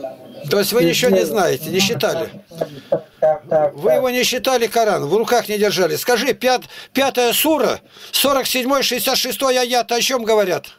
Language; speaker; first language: Russian; native; Russian